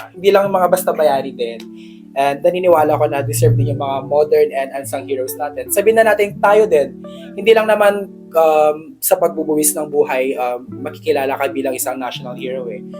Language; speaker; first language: Filipino; non-native, local second language; Iloko